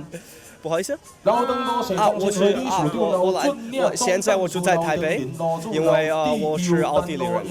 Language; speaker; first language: Chinese; non-native, learner; German